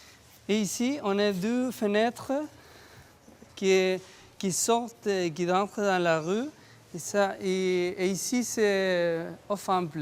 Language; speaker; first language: French; non-native, fluent; Spanish